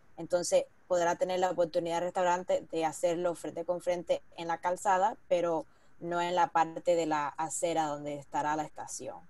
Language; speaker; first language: Spanish; early bilingual, heritage; Spanish